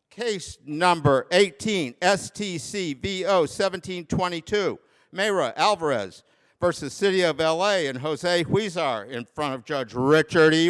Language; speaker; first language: English; native; English